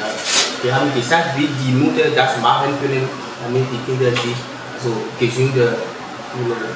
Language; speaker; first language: German; non-native, fluent; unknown